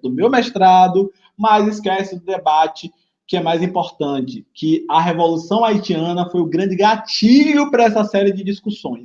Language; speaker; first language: Portuguese; native; Portuguese